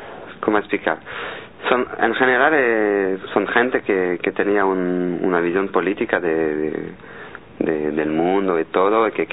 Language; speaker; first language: Spanish; non-native, fluent; French